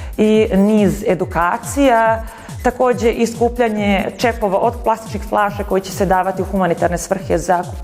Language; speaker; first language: Bosnian; native; Bosnian